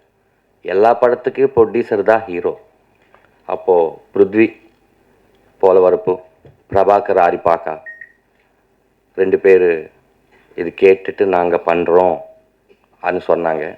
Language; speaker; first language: Tamil; non-native, learner; Telugu